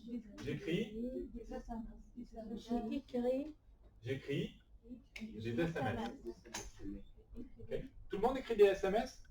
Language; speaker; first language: French; native; French